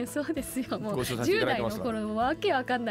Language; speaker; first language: Japanese; native; Japanese